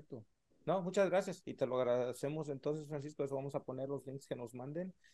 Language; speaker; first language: Spanish; early bilingual, heritage; Spanish